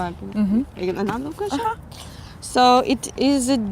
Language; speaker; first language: English; non-native, fluent; Russian